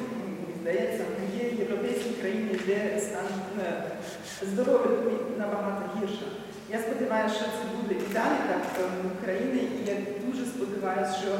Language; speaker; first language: Ukrainian; non-native, learner; German